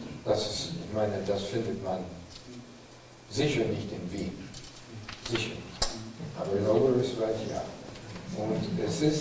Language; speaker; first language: German; non-native, fluent; English